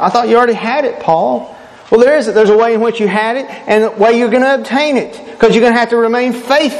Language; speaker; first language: English; native; English